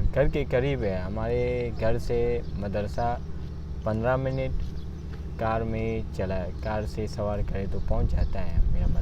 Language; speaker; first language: Hindi; non-native, learner; Burmese